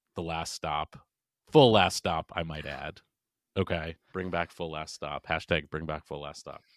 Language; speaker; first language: English; native; English